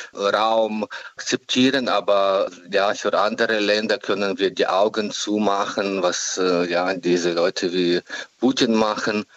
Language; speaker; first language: German; non-native, learner; Ukrainian